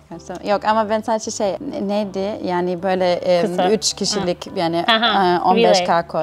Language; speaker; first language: Turkish; non-native, fluent; German